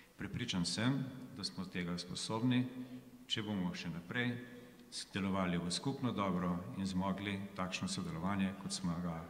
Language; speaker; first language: Slovenian; native; Slovenian